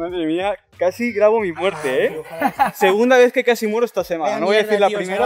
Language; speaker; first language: Spanish; native; Spanish